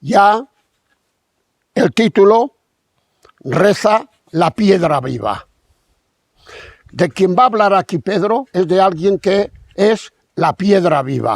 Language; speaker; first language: Spanish; native; Spanish